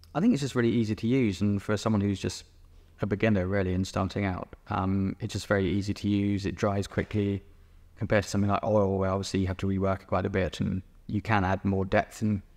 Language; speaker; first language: English; native; English